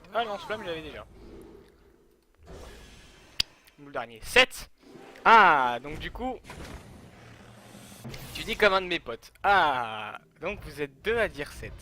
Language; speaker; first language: French; native; French